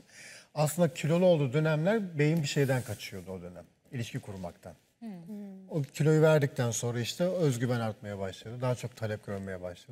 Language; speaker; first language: Turkish; native; Turkish